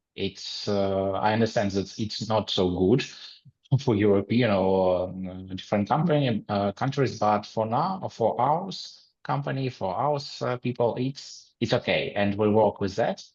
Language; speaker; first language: English; non-native, learner; Ukrainian